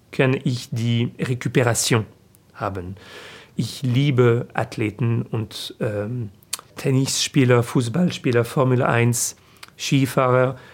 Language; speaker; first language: German; non-native, fluent; French